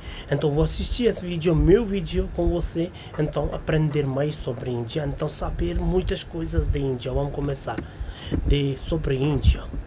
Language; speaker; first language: Portuguese; non-native, learner; Hindi